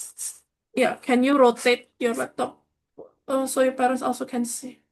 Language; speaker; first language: English; non-native, fluent; Indonesian